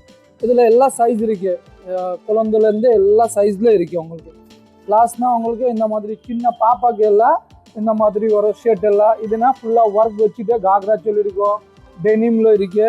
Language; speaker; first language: Tamil; native; Tamil